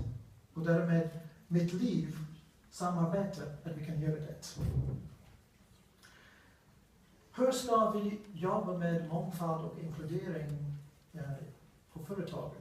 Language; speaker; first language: Swedish; non-native, learner; English